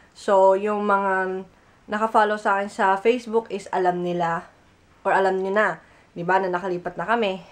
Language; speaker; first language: Filipino; native; Filipino